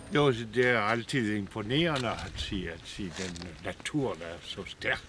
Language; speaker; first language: Danish; non-native, fluent; French